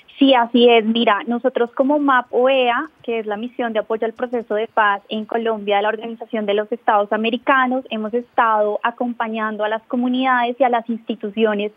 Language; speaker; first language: Spanish; native; Spanish